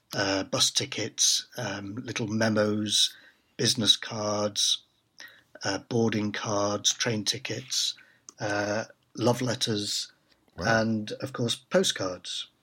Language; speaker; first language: English; native; English